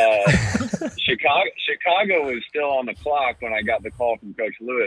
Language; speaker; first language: English; native; English